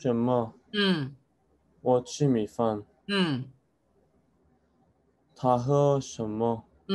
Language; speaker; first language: Chinese; non-native, learner; Korean